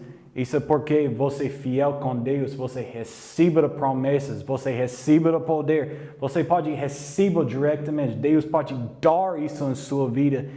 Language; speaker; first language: Portuguese; non-native, learner; English